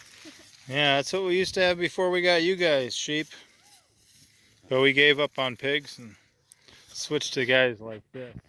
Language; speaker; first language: English; native; English